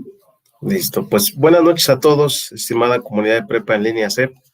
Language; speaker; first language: Spanish; native; Spanish